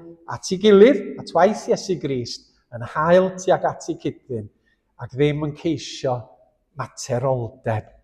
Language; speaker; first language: Welsh; native; Welsh